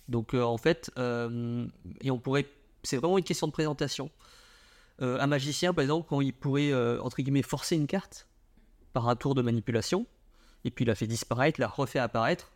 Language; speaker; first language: French; early bilingual, other home language; Vietnamese